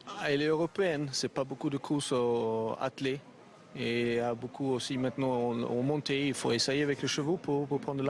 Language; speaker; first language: French; non-native, learner; Swedish